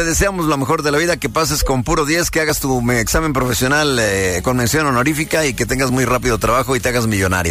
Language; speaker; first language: Spanish; native; Spanish